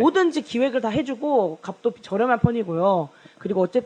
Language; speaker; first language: Korean; native; Korean